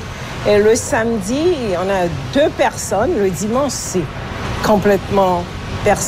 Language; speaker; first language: French; non-native, local second language; Haitian Creole